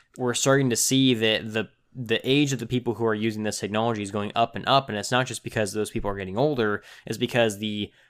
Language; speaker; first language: English; native; English